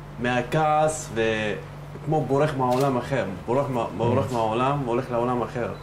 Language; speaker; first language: Hebrew; non-native, fluent; Arabic